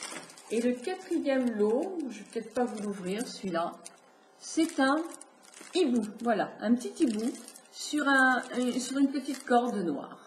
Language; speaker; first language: French; native; French